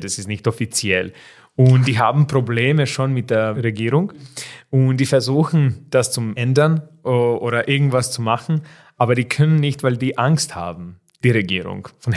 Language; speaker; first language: German; non-native, fluent; Serbian